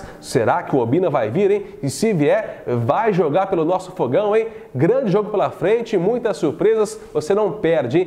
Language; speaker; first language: Portuguese; native; Portuguese